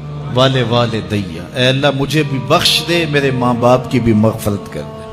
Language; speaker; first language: Urdu; native; Urdu